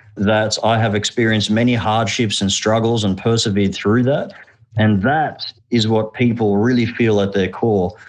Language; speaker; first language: English; early bilingual, other home language; Arabic